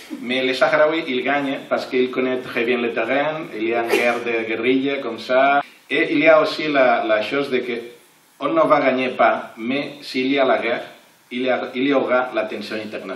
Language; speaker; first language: French; non-native, learner; Catalan